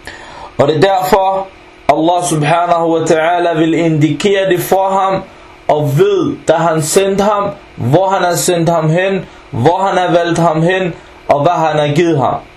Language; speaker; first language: Danish; early bilingual, other home language; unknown